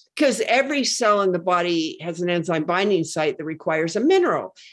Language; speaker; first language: English; native; English